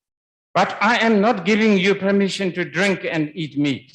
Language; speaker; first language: English; non-native, fluent; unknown